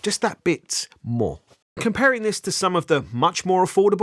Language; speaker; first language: English; native; English